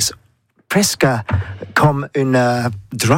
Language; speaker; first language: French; non-native, learner; English